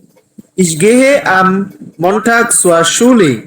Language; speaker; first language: German; non-native, learner; Bangla